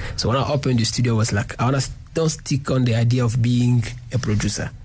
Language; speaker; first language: English; non-native, learner; Lingala